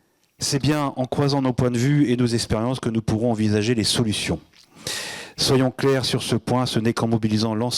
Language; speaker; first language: French; native; French